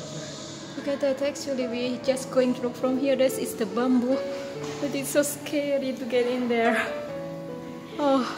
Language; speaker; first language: English; non-native, learner; Indonesian